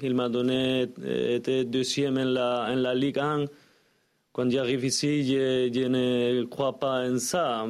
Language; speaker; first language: French; non-native, learner; Spanish